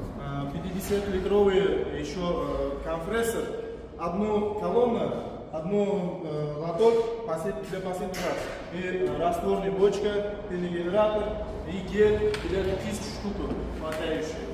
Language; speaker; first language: Russian; non-native, learner; Uzbek